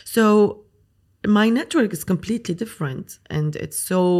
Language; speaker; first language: English; non-native, fluent; Arabic